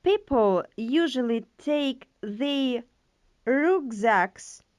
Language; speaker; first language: English; non-native, fluent; Ukrainian